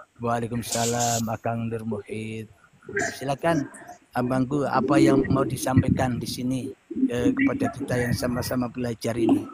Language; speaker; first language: Indonesian; native; Indonesian